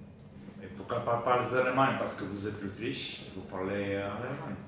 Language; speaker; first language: French; non-native, learner; Bulgarian